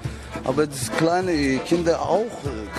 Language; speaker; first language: German; non-native, learner; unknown